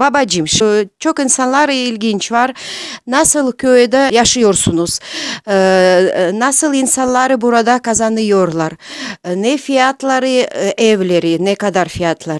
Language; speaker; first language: Turkish; non-native, learner; Russian